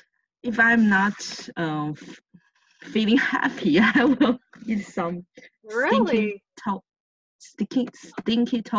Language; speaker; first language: English; non-native, learner; Chinese